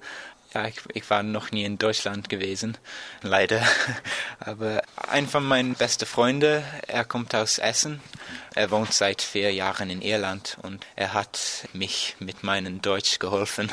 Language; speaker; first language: German; non-native, learner; English